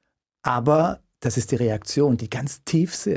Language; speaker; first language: German; native; German